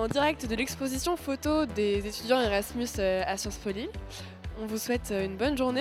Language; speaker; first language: French; native; French